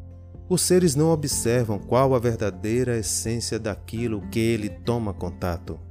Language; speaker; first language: Portuguese; native; Portuguese